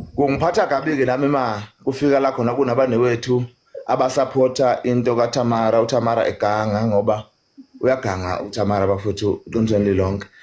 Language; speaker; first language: Zulu; native; Zulu